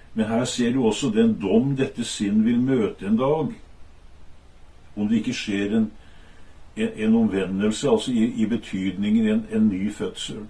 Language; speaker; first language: Norwegian; native; Norwegian